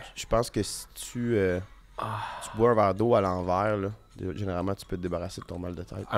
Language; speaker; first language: French; native; French